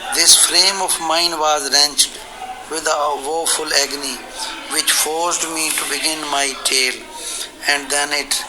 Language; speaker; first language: English; non-native, local second language; Urdu